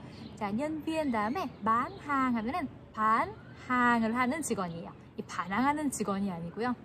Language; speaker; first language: Korean; native; Korean